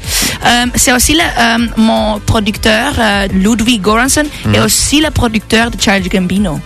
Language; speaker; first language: French; non-native, local second language; Dutch